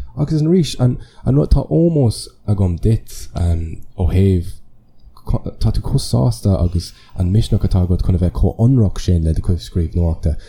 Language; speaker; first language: Irish; non-native, local second language; English